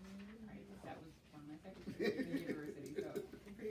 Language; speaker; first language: English; native; English